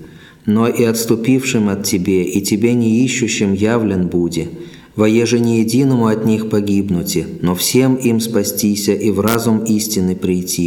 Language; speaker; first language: Russian; native; Russian